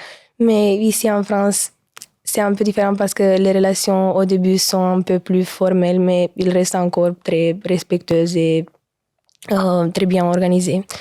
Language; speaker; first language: French; non-native, learner; Romanian